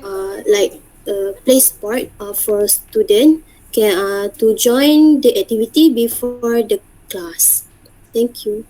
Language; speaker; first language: English; non-native, learner; Malay